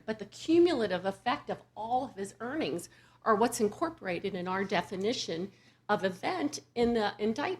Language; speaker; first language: English; native; English